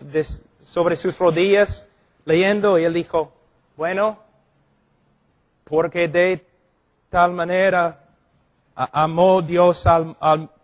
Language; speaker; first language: Spanish; non-native, fluent; English